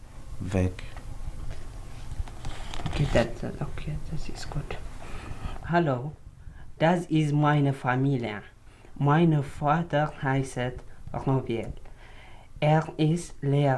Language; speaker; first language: German; non-native, learner; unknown